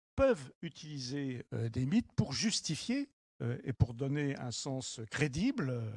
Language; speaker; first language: French; native; French